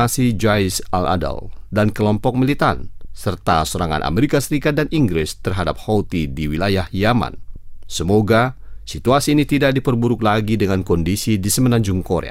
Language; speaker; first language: Indonesian; native; Indonesian